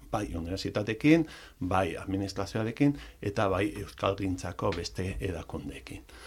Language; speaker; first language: Basque; non-native, local second language; Spanish